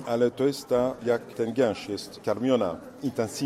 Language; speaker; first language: Polish; non-native, learner; French